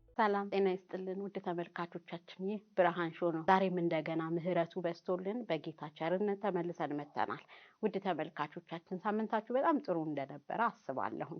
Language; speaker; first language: Amharic; native; Amharic